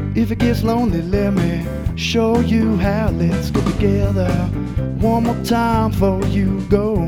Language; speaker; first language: English; native; English